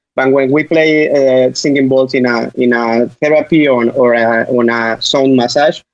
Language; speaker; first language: English; non-native, fluent; Spanish